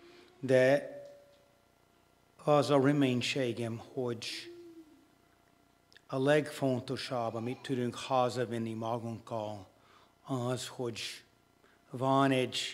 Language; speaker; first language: Hungarian; non-native, fluent; English